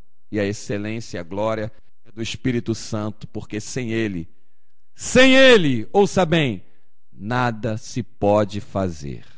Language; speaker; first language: Portuguese; native; Portuguese